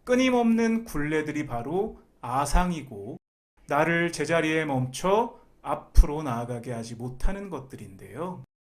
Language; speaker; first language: Korean; native; Korean